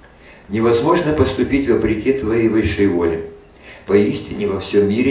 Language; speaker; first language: Russian; native; Russian